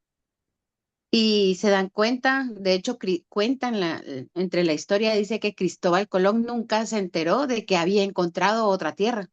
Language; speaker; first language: Spanish; native; Spanish